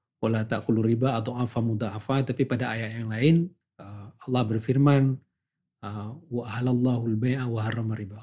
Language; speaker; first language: Indonesian; non-native, local second language; Achinese